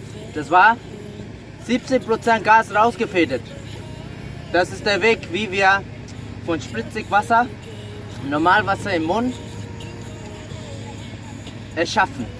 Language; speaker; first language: German; non-native, fluent; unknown